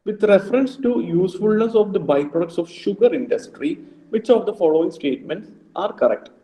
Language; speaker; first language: English; non-native, local second language; Malayalam